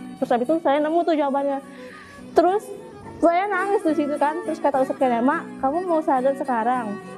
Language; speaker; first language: Indonesian; native; Indonesian